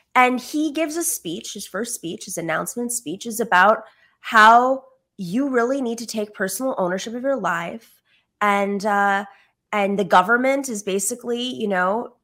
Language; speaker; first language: English; early bilingual, other home language; Greek